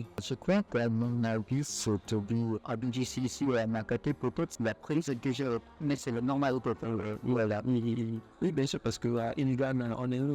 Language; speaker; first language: French; non-native, fluent; Filipino